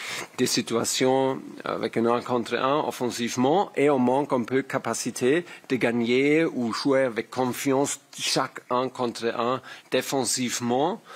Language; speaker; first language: French; non-native, learner; German